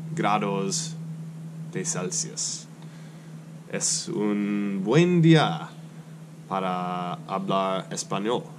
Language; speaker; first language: Spanish; non-native, learner; English